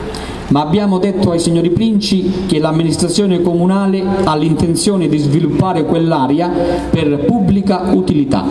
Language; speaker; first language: Italian; native; Italian